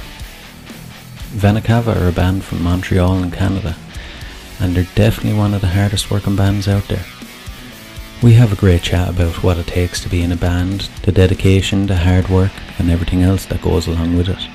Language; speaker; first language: English; native; English